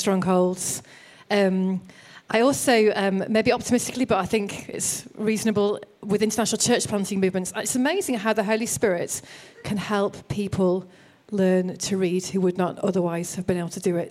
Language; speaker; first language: English; native; English